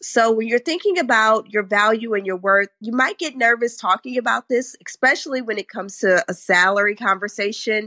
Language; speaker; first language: English; native; English